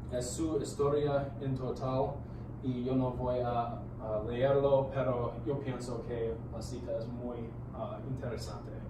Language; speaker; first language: Spanish; non-native, learner; English